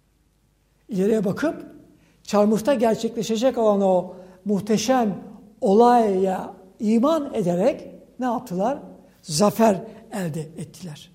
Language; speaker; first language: Turkish; native; Turkish